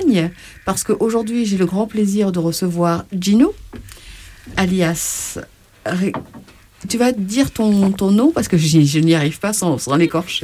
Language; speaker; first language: French; native; French